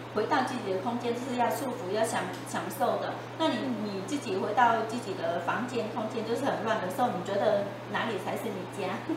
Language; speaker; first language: Chinese; non-native, fluent; Vietnamese